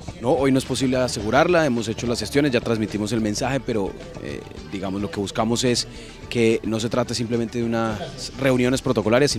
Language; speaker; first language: Spanish; native; Spanish